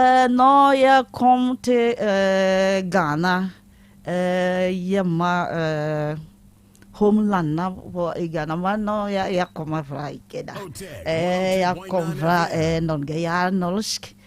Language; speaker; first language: Norwegian; non-native, learner; Akan